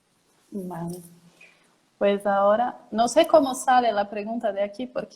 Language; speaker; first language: Spanish; non-native, learner; Portuguese